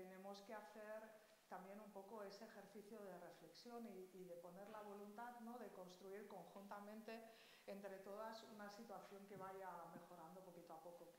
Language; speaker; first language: Spanish; native; Spanish